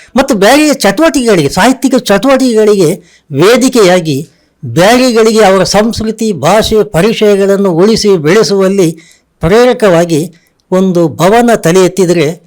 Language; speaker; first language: Kannada; non-native, local second language; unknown